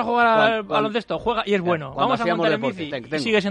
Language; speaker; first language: Spanish; native; Spanish